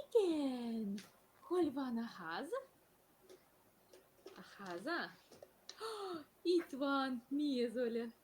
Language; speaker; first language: Hungarian; non-native, learner; Russian